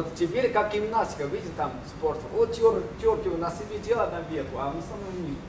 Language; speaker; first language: Russian; non-native, learner; Chinese